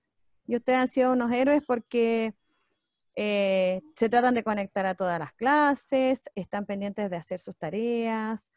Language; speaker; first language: Spanish; native; Spanish